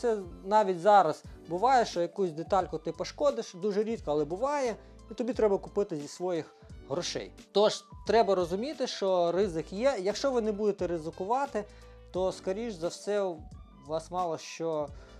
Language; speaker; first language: Ukrainian; non-native, fluent; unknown